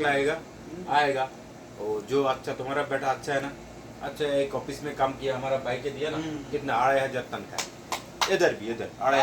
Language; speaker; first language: Hindi; non-native, learner; Bangla